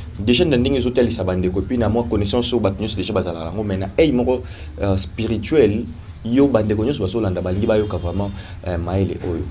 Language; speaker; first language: Lingala; native; Lingala